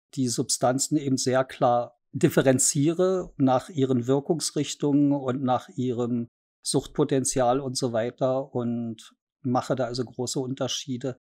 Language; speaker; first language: German; native; German